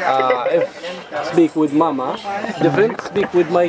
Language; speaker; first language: English; non-native, learner; Arabic